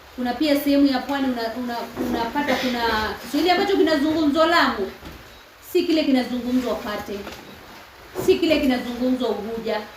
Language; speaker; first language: Swahili; non-native, local second language; Kamba